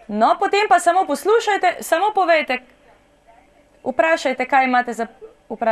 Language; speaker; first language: Slovenian; native; Slovenian